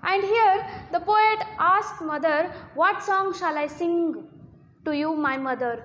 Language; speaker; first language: English; non-native, local second language; Kannada